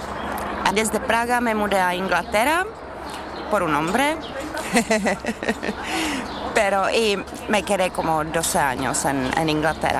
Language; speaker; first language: Spanish; non-native, fluent; Czech